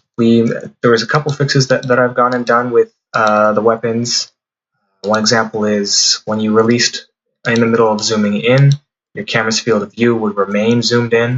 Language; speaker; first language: English; native; English